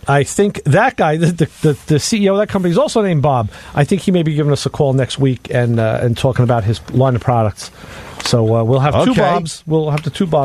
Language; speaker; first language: English; native; English